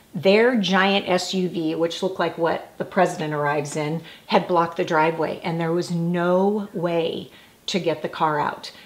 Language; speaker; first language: English; native; English